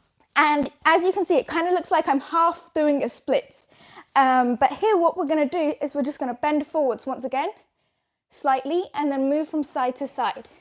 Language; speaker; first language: English; native; English